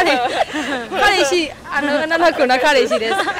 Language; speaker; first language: Japanese; non-native, learner; Burmese